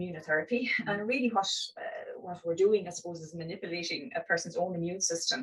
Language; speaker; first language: English; native; English